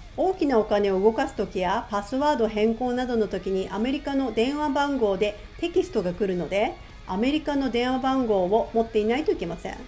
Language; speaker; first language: Japanese; native; Japanese